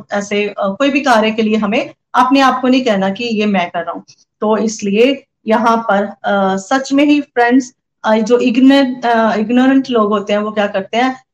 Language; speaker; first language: Hindi; non-native, local second language; Punjabi